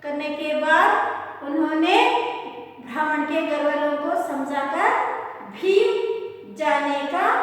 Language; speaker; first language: Hindi; non-native, local second language; Kannada